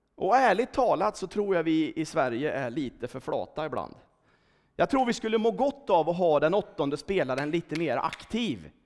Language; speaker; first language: Swedish; native; Swedish